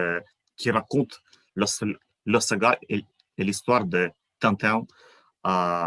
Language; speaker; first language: French; non-native, fluent; Ukrainian